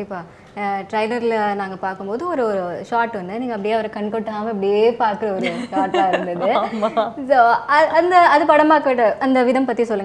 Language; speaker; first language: Tamil; native; Tamil